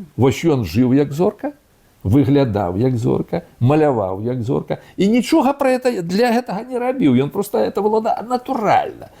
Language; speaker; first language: Belarusian; native; Belarusian